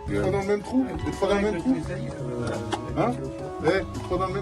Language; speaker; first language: French; native; French